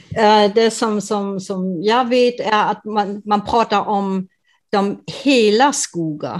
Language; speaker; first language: Swedish; non-native, fluent; German